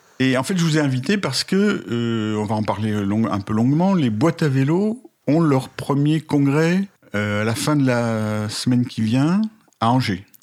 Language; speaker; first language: French; native; French